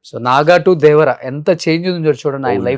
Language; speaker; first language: Telugu; native; Telugu